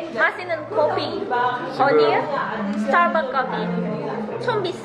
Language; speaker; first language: Korean; non-native, learner; Indonesian